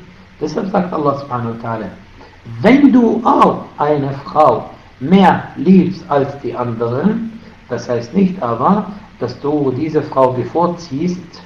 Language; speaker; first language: German; non-native, fluent; Arabic